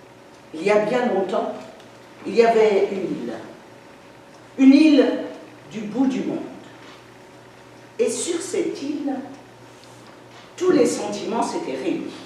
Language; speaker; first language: French; native; French